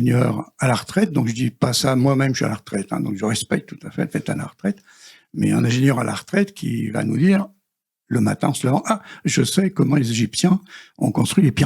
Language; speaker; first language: French; native; French